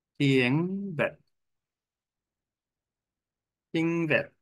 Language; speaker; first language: Vietnamese; non-native, learner; Korean